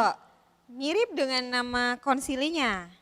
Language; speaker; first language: Indonesian; native; Indonesian